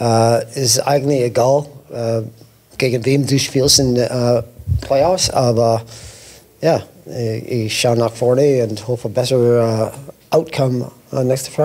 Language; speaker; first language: German; non-native, fluent; English